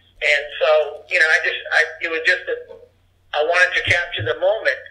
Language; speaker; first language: English; early bilingual, other home language; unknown